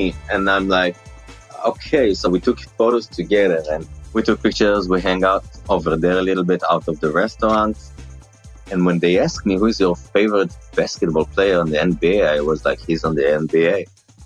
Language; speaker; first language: English; non-native, fluent; Hebrew